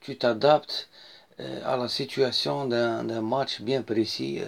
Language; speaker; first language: French; non-native, local second language; Arabic